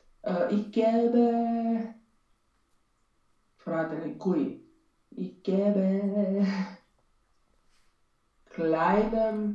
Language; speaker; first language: German; non-native, learner; Romanian